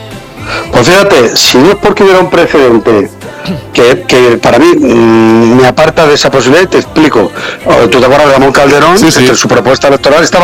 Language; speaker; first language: Spanish; native; Spanish